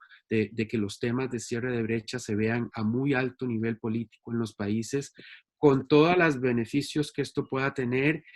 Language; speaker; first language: Spanish; native; Spanish